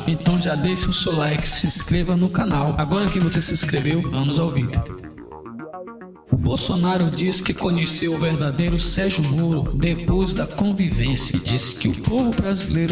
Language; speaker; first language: Portuguese; native; Portuguese